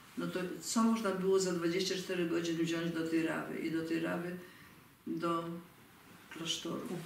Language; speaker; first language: Polish; native; Polish